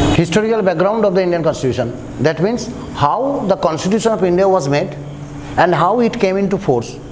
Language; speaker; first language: English; non-native, local second language; Bangla